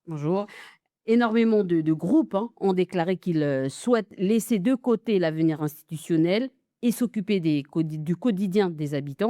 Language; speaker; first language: French; native; French